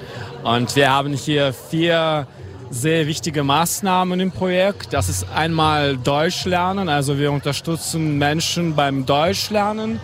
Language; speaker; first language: German; non-native, fluent; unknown